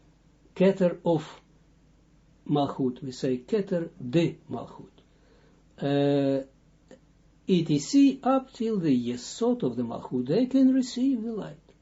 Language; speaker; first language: English; non-native, fluent; Dutch